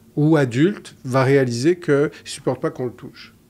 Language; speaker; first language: French; native; French